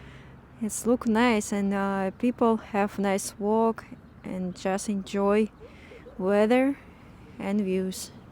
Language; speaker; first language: English; non-native, learner; Spanish